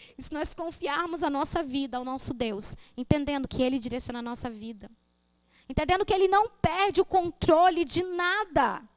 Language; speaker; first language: Portuguese; native; Portuguese